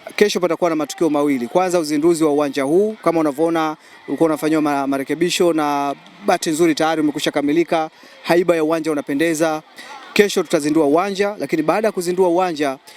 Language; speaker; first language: Swahili; native; Swahili